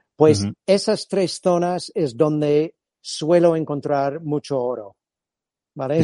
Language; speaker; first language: Spanish; non-native, fluent; English